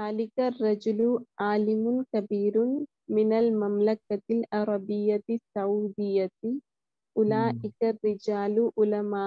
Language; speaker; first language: Arabic; non-native, learner; Urdu